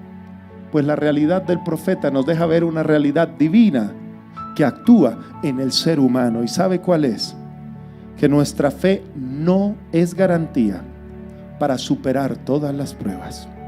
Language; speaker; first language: Spanish; native; Spanish